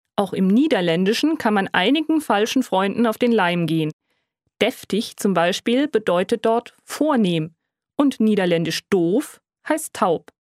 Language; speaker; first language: German; native; German